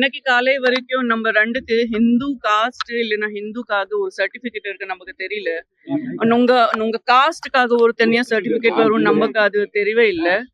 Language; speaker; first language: Tamil; non-native, fluent; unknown